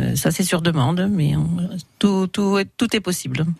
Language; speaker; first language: French; native; French